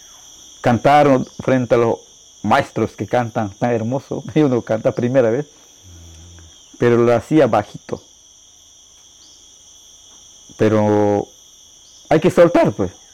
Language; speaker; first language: Spanish; non-native, local second language; Shipibo-Conibo